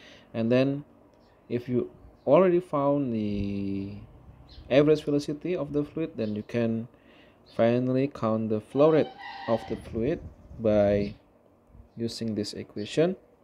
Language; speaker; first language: English; non-native, fluent; Indonesian